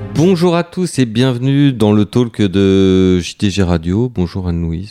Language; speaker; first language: French; native; French